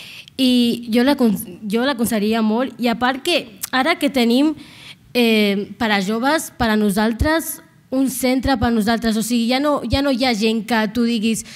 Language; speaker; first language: Catalan; non-native, local second language; Arabic